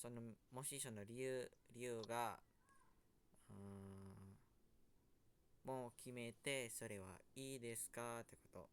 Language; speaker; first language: Japanese; non-native, learner; Indonesian